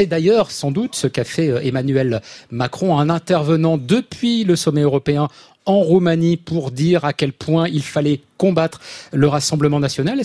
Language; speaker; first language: French; native; French